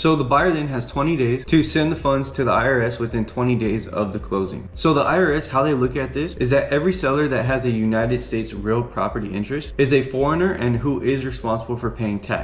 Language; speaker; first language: English; native; English